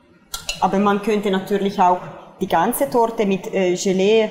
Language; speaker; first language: German; non-native, fluent; Italian